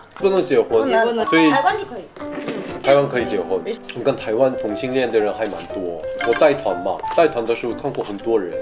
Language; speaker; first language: Chinese; non-native, fluent; Korean